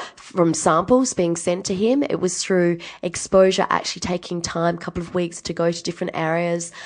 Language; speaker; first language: English; native; English